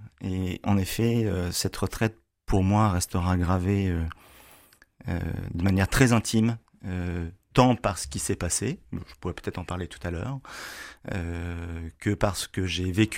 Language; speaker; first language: French; native; French